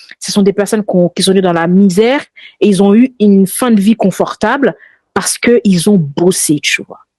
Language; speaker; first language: French; early bilingual, other home language; Haitian Creole